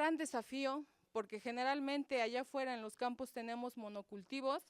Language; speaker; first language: Spanish; native; Spanish